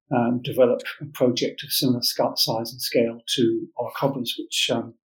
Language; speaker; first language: English; native; English